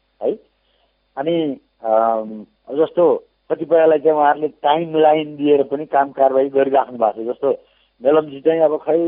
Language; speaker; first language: Nepali; native; Nepali